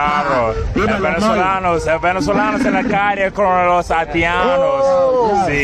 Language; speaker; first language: Spanish; early bilingual, heritage; Haitian Creole